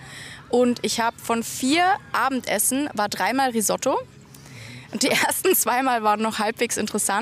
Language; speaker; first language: German; native; German